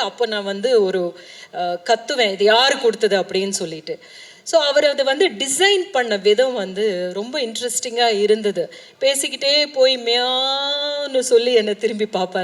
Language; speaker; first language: Tamil; native; Tamil